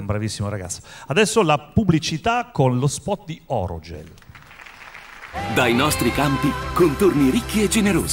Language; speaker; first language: Italian; native; Italian